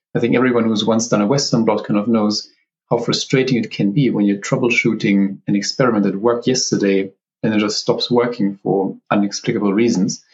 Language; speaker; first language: English; non-native, fluent; German